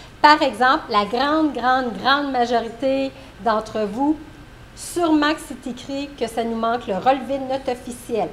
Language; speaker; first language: French; native; French